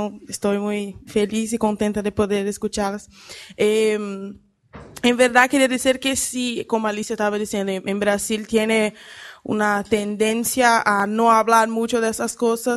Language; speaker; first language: Spanish; non-native, learner; Portuguese